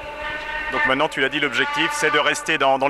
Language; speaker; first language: French; native; French